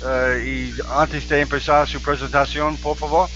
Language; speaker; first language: Spanish; non-native, learner; English